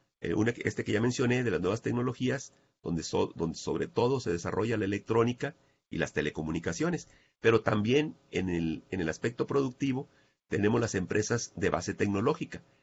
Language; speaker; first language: Spanish; native; Spanish